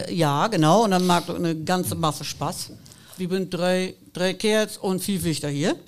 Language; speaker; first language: German; native; German